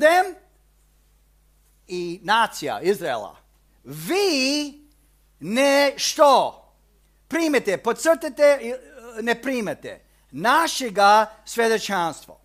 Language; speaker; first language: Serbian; early bilingual, heritage; Serbian